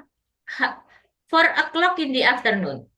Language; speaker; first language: English; non-native, learner; Indonesian